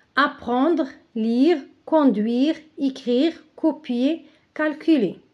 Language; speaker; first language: French; non-native, local second language; Arabic